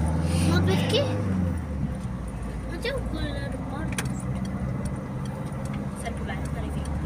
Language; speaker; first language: Italian; early bilingual, other home language; Filipino